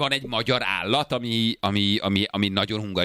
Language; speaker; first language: Hungarian; native; Hungarian